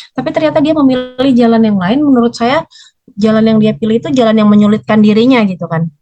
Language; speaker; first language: Indonesian; native; Indonesian